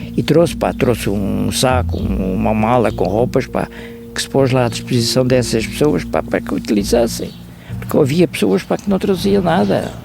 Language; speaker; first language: Portuguese; native; Portuguese